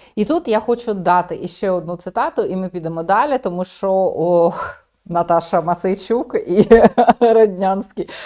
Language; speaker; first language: Ukrainian; native; Ukrainian